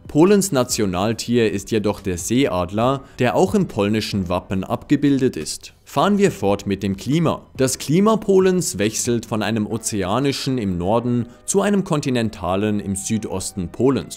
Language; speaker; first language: German; native; German